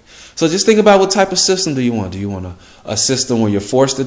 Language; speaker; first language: English; native; English